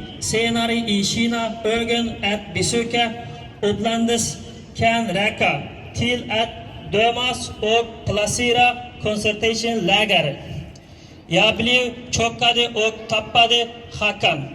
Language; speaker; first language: Swedish; non-native, learner; Uyghur